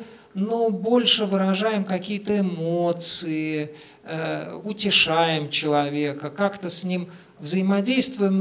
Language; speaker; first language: Russian; native; Russian